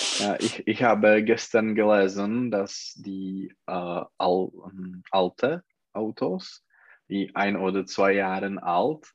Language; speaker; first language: German; non-native, learner; Czech